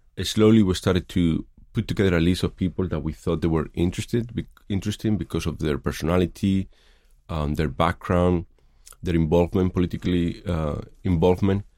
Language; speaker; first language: English; non-native, fluent; Spanish